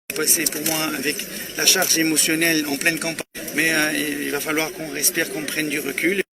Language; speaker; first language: French; non-native, local second language; Arabic